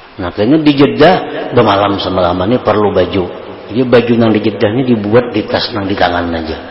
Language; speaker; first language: Indonesian; non-native, local second language; Banjar